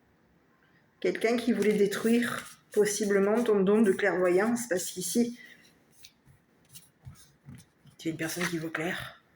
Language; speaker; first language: French; native; French